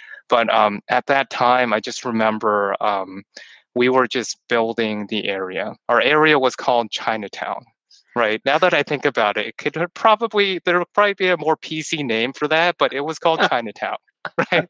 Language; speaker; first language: English; early bilingual, other home language; Chinese